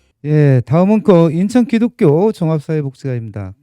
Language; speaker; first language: Korean; native; Korean